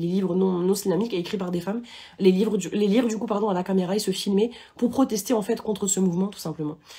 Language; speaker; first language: French; native; French